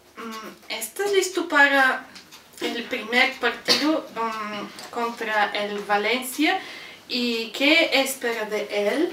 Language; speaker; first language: Spanish; non-native, learner; Bulgarian